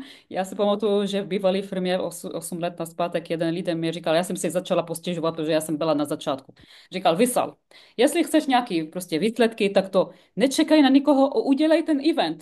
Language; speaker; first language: Czech; non-native, fluent; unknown